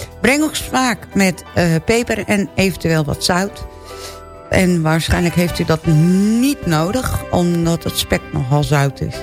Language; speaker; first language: Dutch; native; Dutch